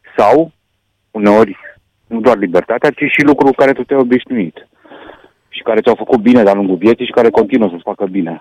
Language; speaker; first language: Romanian; non-native, local second language; Hungarian